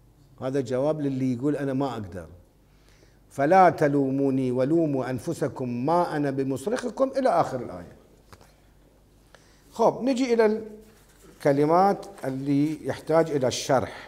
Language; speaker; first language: Arabic; native; Arabic